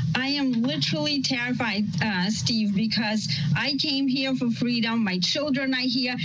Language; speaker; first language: English; non-native, fluent; Russian